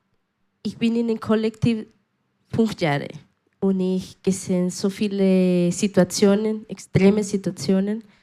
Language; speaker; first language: German; non-native, learner; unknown